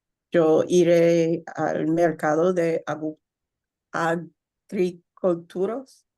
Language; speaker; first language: Spanish; non-native, learner; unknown